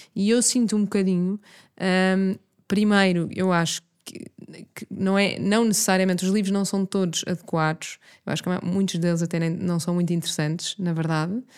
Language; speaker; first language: Portuguese; native; Portuguese